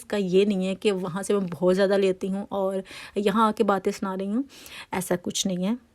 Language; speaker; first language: Urdu; native; Urdu